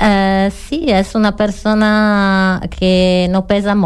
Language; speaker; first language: Catalan; non-native, learner; Italian